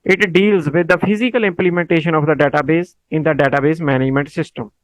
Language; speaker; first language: English; non-native, local second language; Punjabi